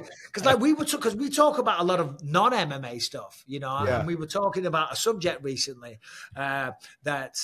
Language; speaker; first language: English; native; English